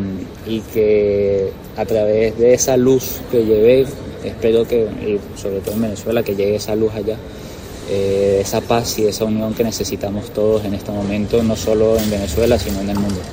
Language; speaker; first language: Spanish; native; Spanish